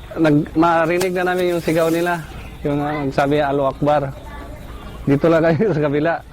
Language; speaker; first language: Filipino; non-native, local second language; Cebuano